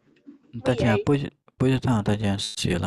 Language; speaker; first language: Chinese; non-native, fluent; Khmer